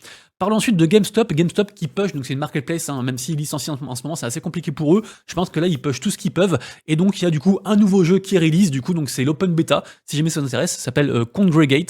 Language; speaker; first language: French; native; French